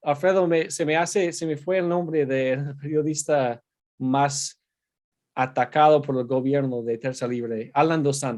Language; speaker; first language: Spanish; non-native, fluent; English